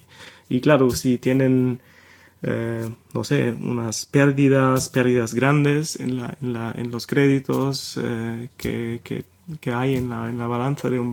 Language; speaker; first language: Spanish; non-native, fluent; German